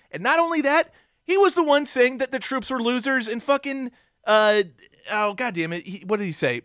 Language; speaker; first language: English; native; English